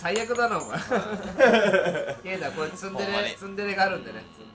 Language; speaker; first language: Japanese; native; Japanese